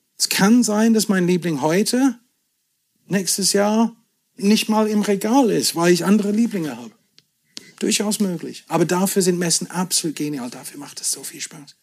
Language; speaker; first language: German; non-native, fluent; English